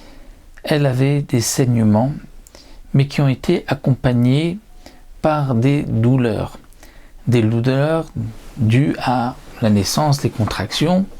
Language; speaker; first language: French; native; French